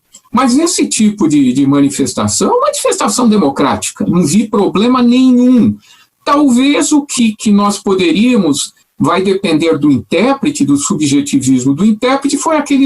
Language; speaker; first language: Portuguese; native; Portuguese